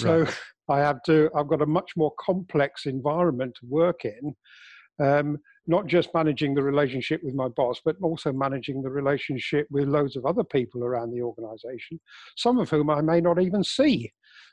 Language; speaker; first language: English; native; English